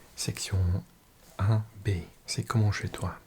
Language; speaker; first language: French; non-native, learner; English